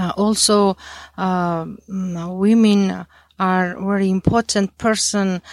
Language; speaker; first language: English; non-native, learner; Mingrelian